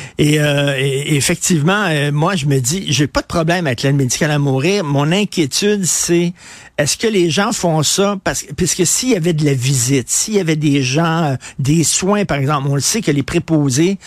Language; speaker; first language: French; native; French